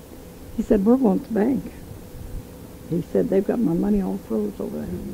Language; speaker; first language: English; native; English